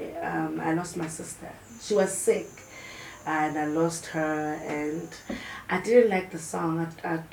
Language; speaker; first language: English; non-native, local second language; Zulu